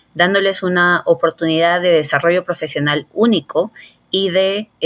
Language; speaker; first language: Spanish; native; Spanish